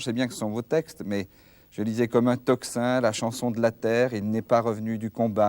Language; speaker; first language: French; native; French